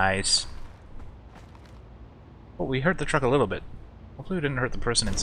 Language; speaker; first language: English; native; English